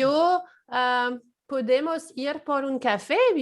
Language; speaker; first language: Spanish; non-native, learner; English